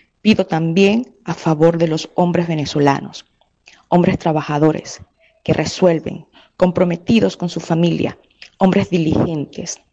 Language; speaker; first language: Spanish; native; Spanish